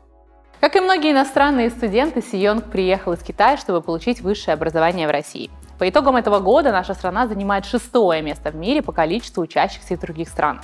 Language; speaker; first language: Russian; native; Russian